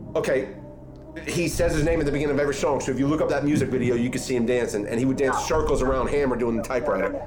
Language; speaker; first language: English; native; English